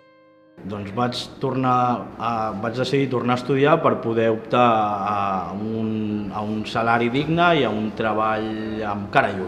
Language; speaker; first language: Catalan; non-native, fluent; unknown